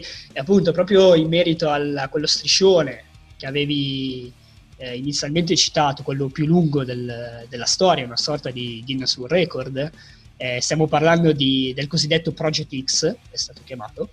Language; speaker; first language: Italian; native; Italian